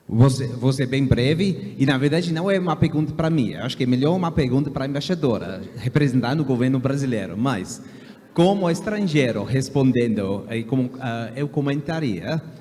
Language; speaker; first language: Portuguese; non-native, fluent; English